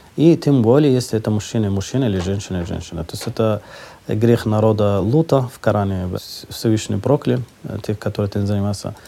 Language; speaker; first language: Russian; non-native, fluent; Persian